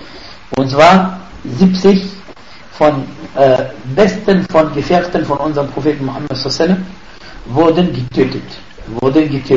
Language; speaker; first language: German; non-native, fluent; Arabic